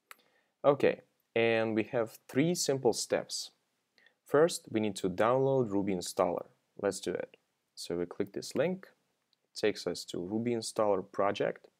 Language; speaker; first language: English; non-native, fluent; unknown